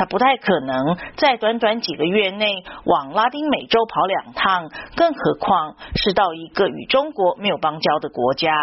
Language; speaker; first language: Chinese; native; Chinese